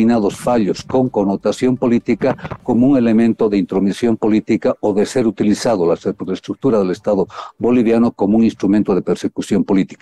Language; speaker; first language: Spanish; native; Spanish